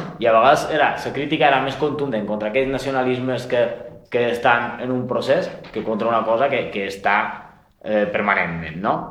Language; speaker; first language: Catalan; native; Catalan